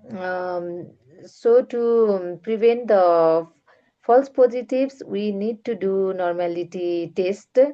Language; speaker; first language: English; non-native, fluent; Nepali